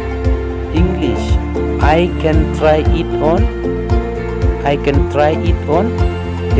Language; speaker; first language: English; non-native, learner; Khasi